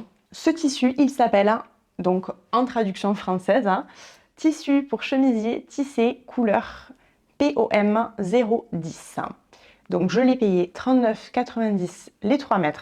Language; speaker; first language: French; native; French